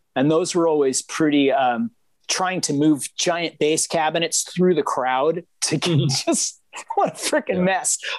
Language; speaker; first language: English; native; English